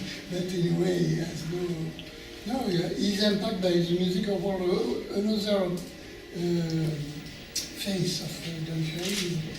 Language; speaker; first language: English; non-native, learner; French